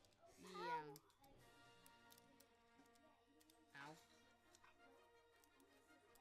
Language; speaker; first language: Welsh; non-native, local second language; English